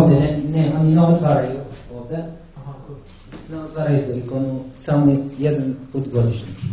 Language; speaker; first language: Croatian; non-native, learner; Arabic